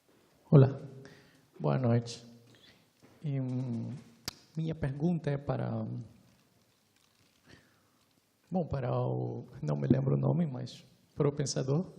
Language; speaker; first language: Portuguese; non-native, fluent; Spanish